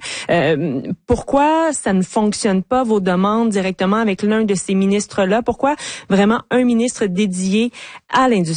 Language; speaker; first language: French; native; French